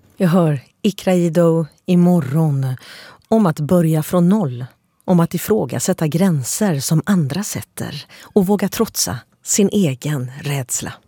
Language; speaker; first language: Swedish; native; Swedish